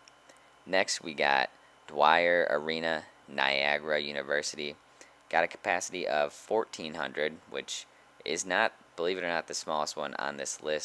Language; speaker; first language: English; native; English